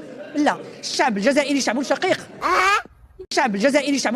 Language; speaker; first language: Arabic; native; Arabic